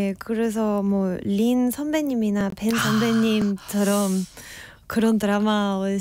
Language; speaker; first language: Korean; non-native, fluent; Spanish